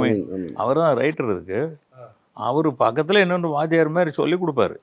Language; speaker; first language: Tamil; native; Tamil